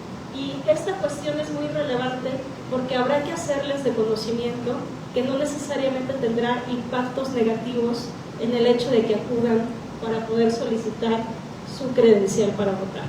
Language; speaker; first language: Spanish; native; Spanish